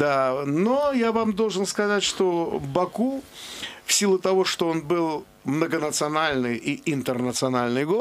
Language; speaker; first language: Russian; non-native, local second language; Azerbaijani